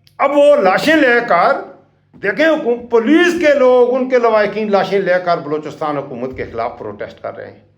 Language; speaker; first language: Urdu; non-native, local second language; Punjabi